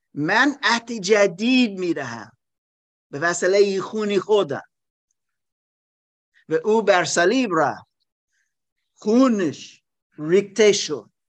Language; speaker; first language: Persian; non-native, learner; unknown